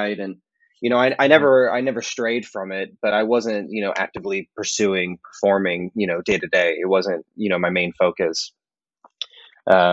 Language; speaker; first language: English; native; English